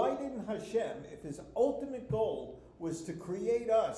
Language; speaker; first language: English; native; English